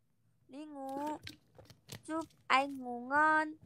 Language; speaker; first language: Vietnamese; non-native, learner; Indonesian